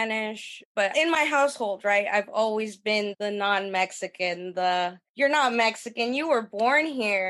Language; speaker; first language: English; early bilingual, other home language; Spanish